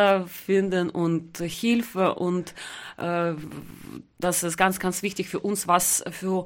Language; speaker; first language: German; non-native, learner; Ukrainian